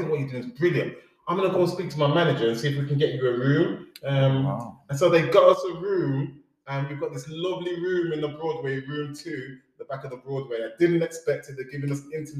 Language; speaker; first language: English; native; English